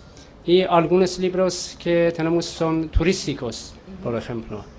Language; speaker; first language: Spanish; non-native, learner; Persian